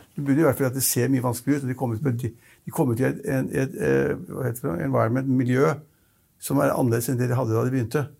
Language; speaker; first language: Norwegian; native; Norwegian